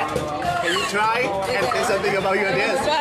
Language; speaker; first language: English; non-native, learner; Thai